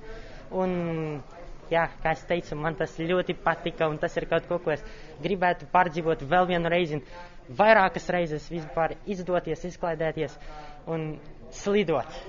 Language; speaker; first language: Latvian; non-native, local second language; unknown